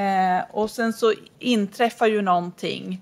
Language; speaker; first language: Swedish; native; Swedish